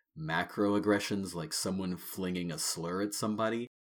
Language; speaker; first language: English; native; English